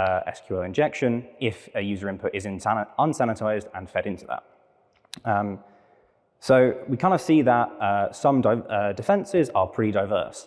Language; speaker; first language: English; native; English